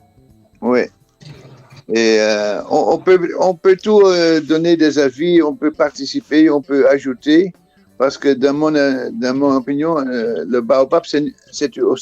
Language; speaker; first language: French; non-native, fluent; Dutch